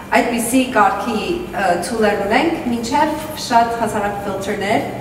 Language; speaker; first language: Armenian; early bilingual, heritage; Armenian